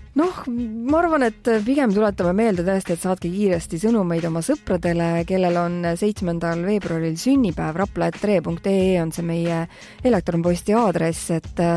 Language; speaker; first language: Estonian; native; Estonian